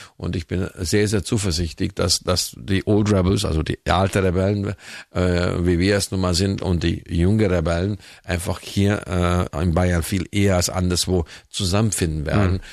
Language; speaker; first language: German; non-native, fluent; Hungarian